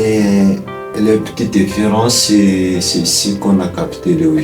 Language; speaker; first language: French; non-native, local second language; Malagasy